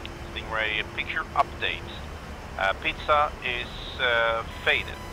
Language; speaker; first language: English; non-native, fluent; Swedish